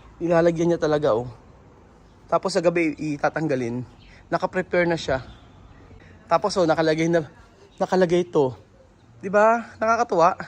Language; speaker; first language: Filipino; native; Filipino